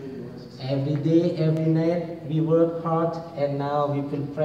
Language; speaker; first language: English; non-native, learner; Indonesian